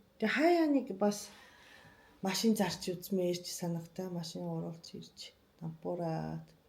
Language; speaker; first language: Mongolian; non-native, fluent; Japanese